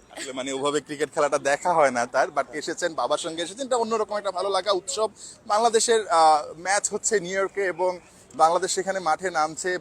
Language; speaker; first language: Bangla; native; Bangla